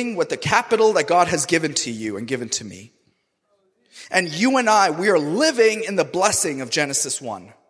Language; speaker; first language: English; non-native, local second language; Urdu